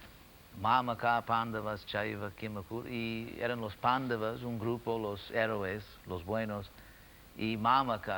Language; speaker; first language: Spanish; non-native, fluent; English